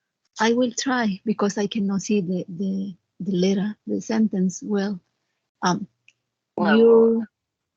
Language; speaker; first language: English; non-native, learner; Spanish